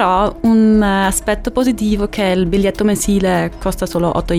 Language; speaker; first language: Italian; non-native, fluent; German